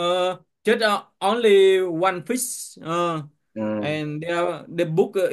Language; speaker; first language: English; non-native, learner; Vietnamese